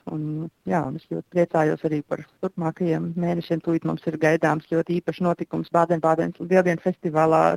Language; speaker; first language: Latvian; native; Latvian